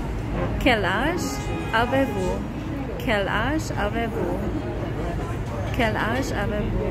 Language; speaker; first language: French; non-native, learner; Hungarian